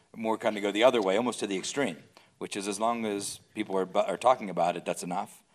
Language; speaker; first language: English; native; English